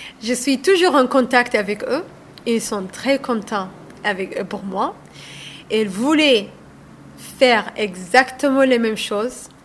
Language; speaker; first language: French; non-native, learner; Somali